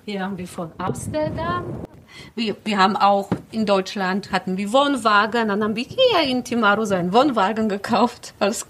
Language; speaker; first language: German; non-native, learner; Polish